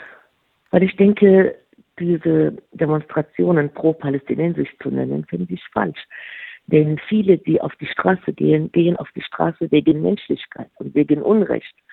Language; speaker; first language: German; non-native, fluent; Arabic